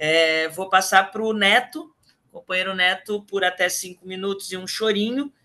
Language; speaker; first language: Portuguese; native; Portuguese